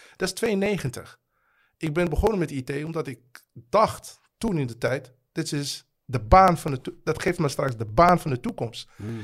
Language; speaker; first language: Dutch; non-native, fluent; Arabic